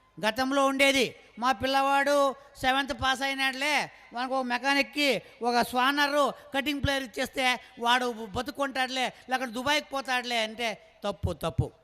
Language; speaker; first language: Telugu; non-native, local second language; Kannada